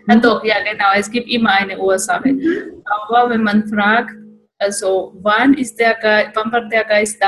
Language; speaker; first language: German; non-native, fluent; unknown